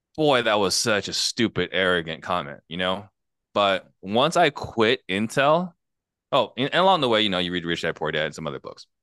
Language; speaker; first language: English; native; English